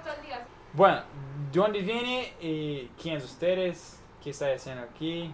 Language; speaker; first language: Spanish; non-native, learner; Portuguese